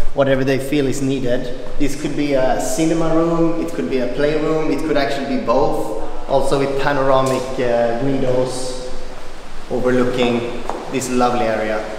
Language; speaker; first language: English; non-native, fluent; Swedish